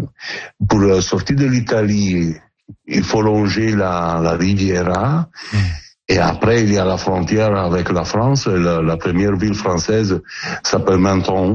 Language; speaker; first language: French; non-native, learner; Italian